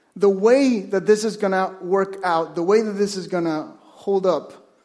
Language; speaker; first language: English; non-native, fluent; Spanish